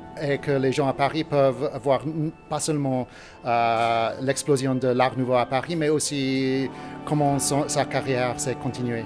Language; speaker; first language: French; non-native, learner; English